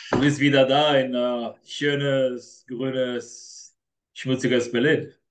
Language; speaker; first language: German; non-native, fluent; Spanish